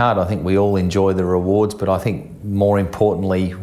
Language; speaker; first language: English; native; English